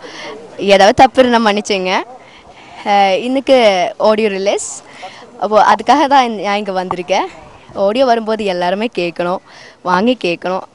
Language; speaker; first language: Tamil; non-native, learner; Malayalam